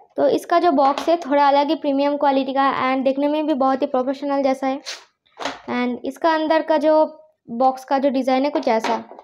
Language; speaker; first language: Hindi; non-native, local second language; Bangla